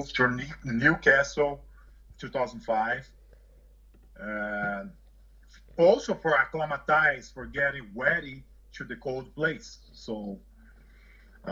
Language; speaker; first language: English; non-native, learner; Portuguese